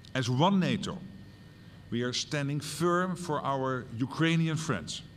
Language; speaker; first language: English; non-native, fluent; Dutch